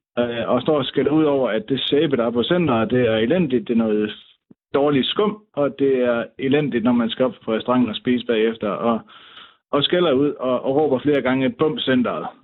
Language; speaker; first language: Danish; native; Danish